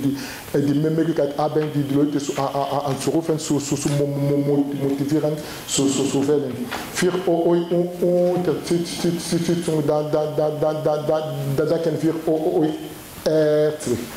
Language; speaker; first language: German; non-native, learner; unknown